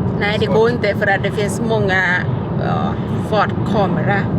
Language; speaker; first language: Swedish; non-native, learner; Thai